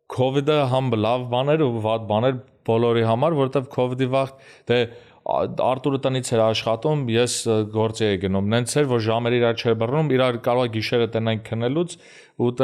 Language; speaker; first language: Armenian; early bilingual, heritage; Armenian